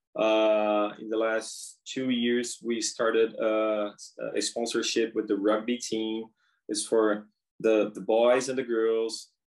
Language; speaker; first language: English; non-native, fluent; Portuguese